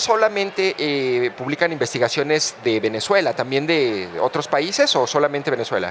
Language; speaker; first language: Spanish; native; Spanish